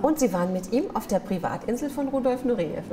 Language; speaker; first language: German; native; German